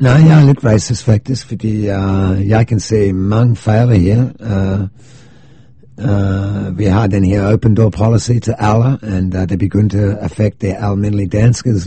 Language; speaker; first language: Danish; non-native, fluent; English